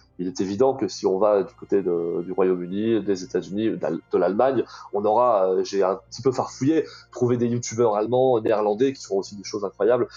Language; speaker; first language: French; native; French